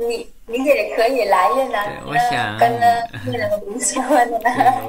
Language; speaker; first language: Chinese; non-native, learner; Vietnamese